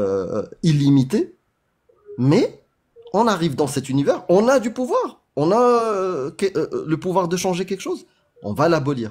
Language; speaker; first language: French; native; French